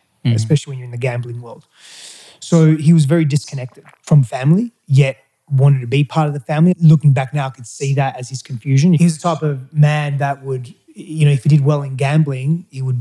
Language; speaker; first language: English; early bilingual, other home language; Greek